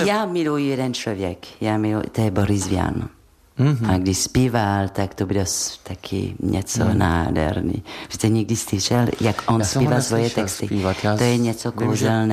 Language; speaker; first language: Czech; non-native, fluent; French